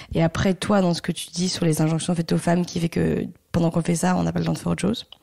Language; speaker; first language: French; native; French